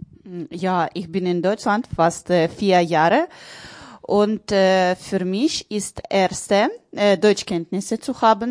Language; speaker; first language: German; non-native, learner; Ukrainian